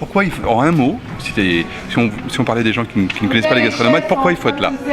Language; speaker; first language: French; native; French